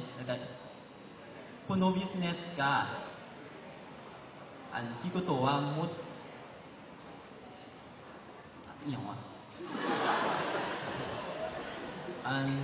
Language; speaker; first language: Japanese; non-native, learner; Lao